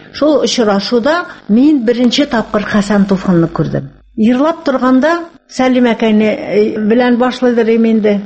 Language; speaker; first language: Tatar; native; Tatar